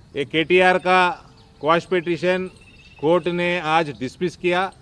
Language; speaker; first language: Hindi; non-native, local second language; Telugu